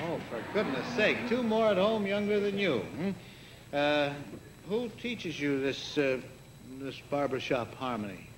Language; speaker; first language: English; native; English